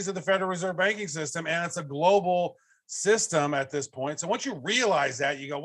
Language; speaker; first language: English; native; English